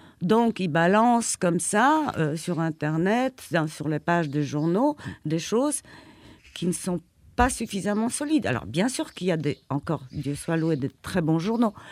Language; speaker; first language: French; non-native, fluent; Polish